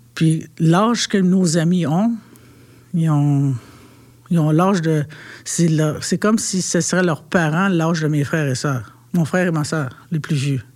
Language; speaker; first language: French; non-native, local second language; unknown